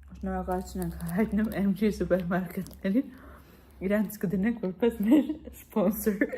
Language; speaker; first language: Armenian; native; Armenian